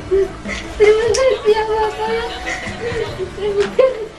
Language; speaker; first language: Indonesian; non-native, local second language; Batak Toba